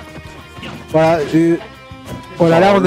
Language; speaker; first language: French; native; French